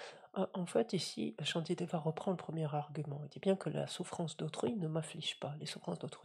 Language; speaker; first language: French; native; French